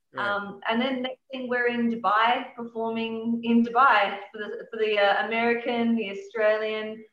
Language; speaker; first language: English; native; English